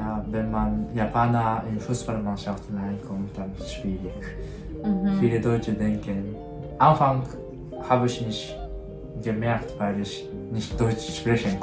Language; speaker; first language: German; non-native, learner; Japanese